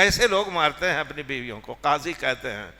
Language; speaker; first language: Urdu; native; Urdu